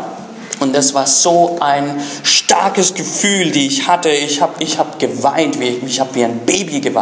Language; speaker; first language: German; non-native, fluent; English